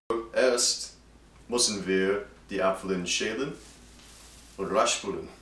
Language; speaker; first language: German; non-native, learner; English